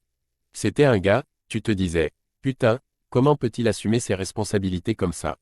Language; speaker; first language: French; native; French